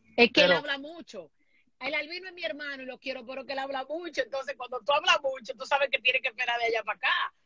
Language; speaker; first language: Spanish; native; Spanish